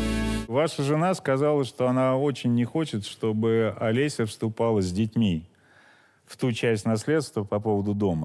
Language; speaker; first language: Russian; native; Russian